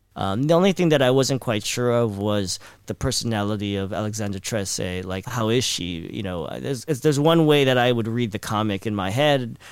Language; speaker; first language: English; early bilingual, other home language; Filipino